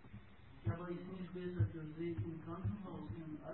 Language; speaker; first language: German; non-native, learner; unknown